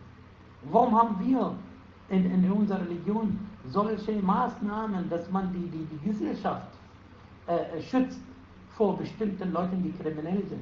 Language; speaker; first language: German; non-native, fluent; Arabic